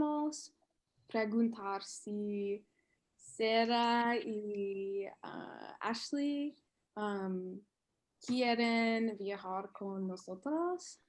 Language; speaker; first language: Spanish; non-native, learner; English